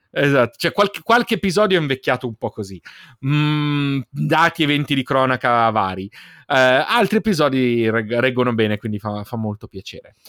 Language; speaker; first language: Italian; native; Italian